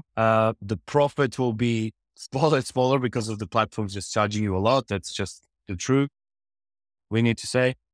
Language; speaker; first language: English; non-native, fluent; Czech